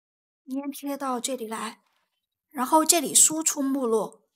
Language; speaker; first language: Chinese; native; Chinese